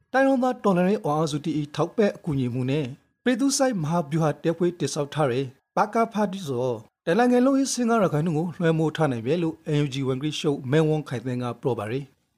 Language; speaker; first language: Burmese; native; Burmese